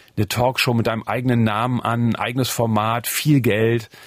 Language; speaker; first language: German; native; German